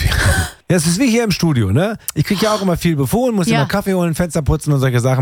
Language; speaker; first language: German; native; German